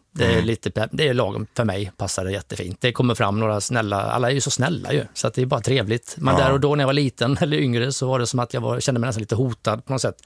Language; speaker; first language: Swedish; native; Swedish